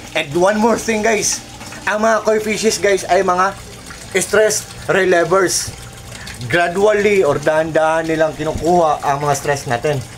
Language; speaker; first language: Filipino; non-native, local second language; Cebuano